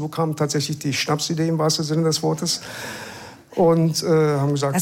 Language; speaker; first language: German; early bilingual, other home language; Persian